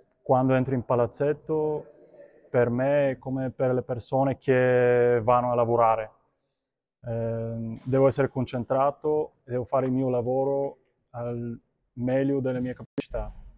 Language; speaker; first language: Italian; non-native, fluent; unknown